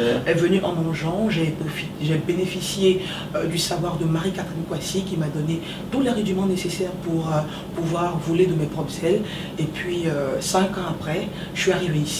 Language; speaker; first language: French; native; French